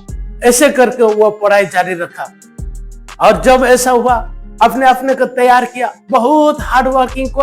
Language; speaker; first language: Hindi; non-native, local second language; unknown